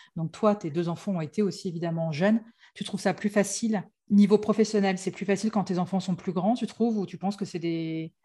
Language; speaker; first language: French; native; French